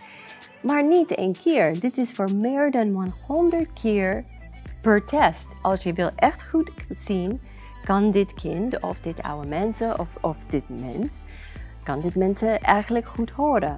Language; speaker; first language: Dutch; non-native, learner; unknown